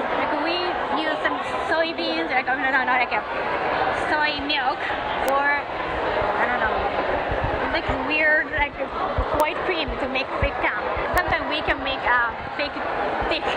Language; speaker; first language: English; non-native, learner; Japanese